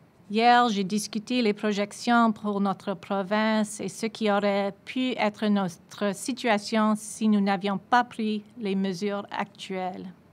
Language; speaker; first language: French; non-native, fluent; English